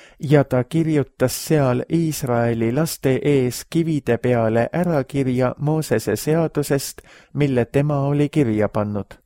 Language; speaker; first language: Estonian; native; Estonian